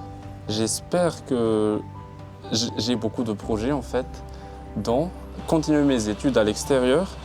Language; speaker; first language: French; non-native, local second language; Malagasy